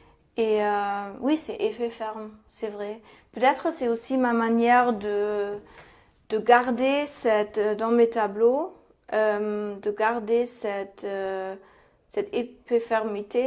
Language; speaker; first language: French; non-native, fluent; German